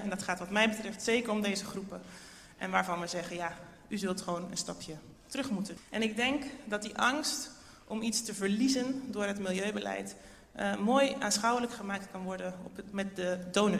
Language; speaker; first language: Dutch; native; Dutch